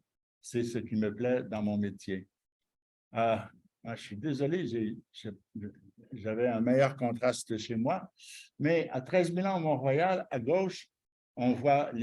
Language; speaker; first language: French; native; French